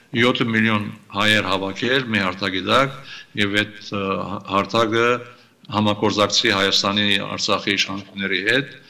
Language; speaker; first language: Armenian; early bilingual, heritage; Armenian